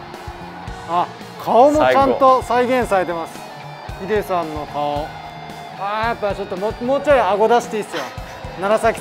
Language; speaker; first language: Japanese; native; Japanese